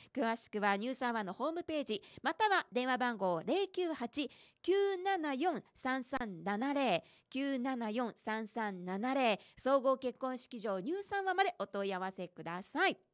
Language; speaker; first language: Japanese; native; Japanese